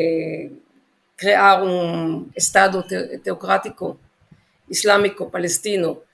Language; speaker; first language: Portuguese; non-native, fluent; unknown